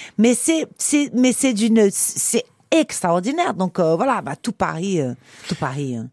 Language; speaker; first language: French; non-native, fluent; Portuguese